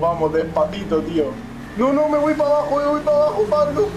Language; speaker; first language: Spanish; native; Spanish